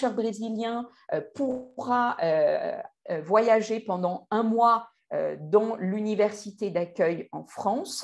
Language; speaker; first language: French; native; French